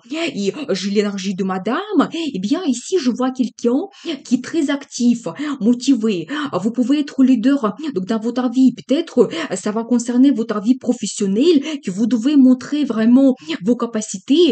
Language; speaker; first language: French; non-native, fluent; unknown